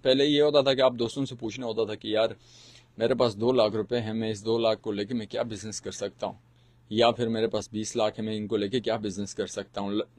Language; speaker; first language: Urdu; non-native, local second language; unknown